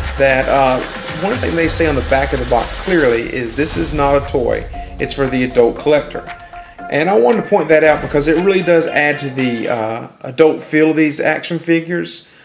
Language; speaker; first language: English; native; English